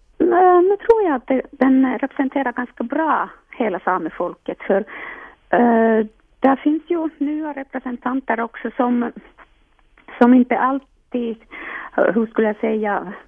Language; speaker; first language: Swedish; non-native, local second language; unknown